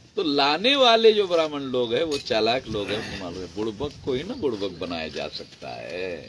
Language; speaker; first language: Hindi; non-native, local second language; Marathi